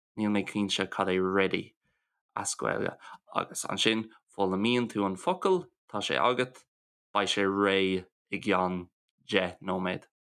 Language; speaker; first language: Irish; non-native, local second language; English